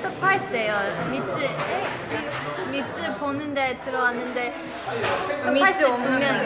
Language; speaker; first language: Korean; non-native, fluent; Chinese